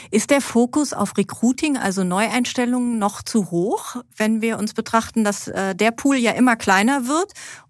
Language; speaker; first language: German; native; German